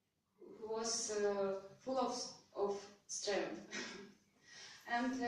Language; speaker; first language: English; non-native, learner; Russian